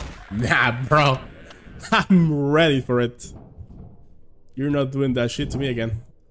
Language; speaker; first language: English; non-native, fluent; Spanish